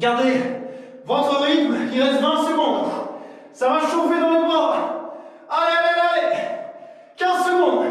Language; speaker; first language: French; native; French